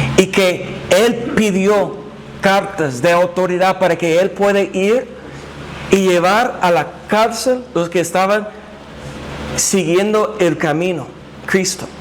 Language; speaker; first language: Spanish; non-native, fluent; English